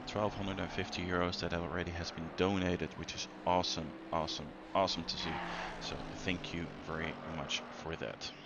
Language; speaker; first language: English; non-native, fluent; Dutch